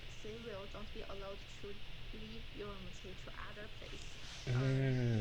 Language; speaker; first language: English; non-native, learner; Chinese